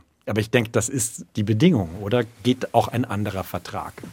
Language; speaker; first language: German; native; German